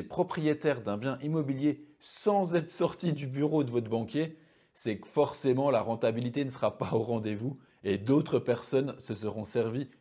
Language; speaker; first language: French; native; French